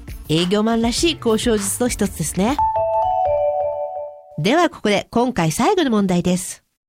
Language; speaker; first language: Japanese; native; Japanese